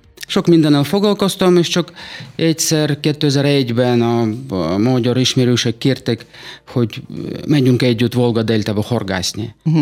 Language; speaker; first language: Hungarian; non-native, fluent; Russian